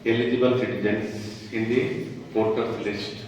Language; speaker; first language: English; non-native, local second language; Kannada